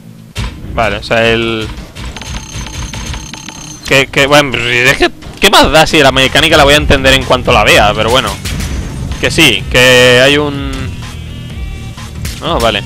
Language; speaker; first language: Spanish; native; Spanish